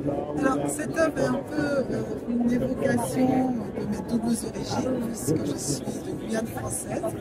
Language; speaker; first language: French; native; French